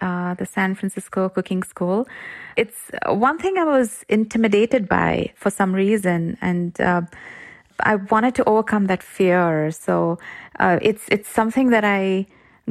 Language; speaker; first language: English; non-native, local second language; Gujarati